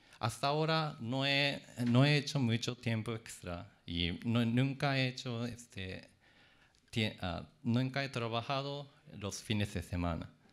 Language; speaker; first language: Spanish; non-native, fluent; Japanese